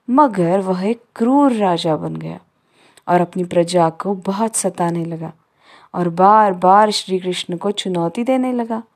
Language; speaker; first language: Hindi; non-native, local second language; Marathi